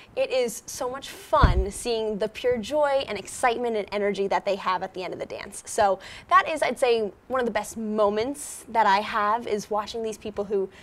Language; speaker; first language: English; native; English